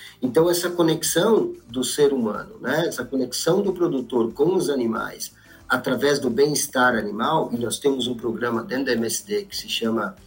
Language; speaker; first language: Portuguese; native; Portuguese